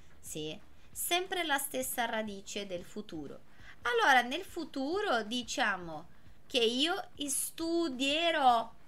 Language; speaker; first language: Italian; non-native, fluent; Portuguese